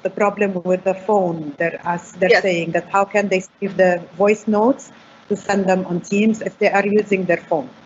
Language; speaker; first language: English; non-native, fluent; Arabic